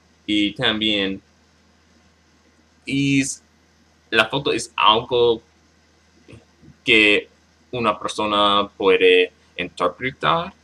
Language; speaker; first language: Spanish; non-native, learner; English